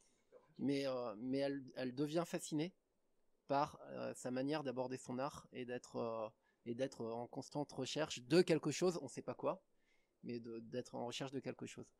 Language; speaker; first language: French; native; French